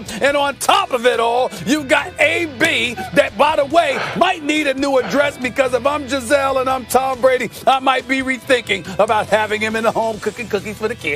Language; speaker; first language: English; native; English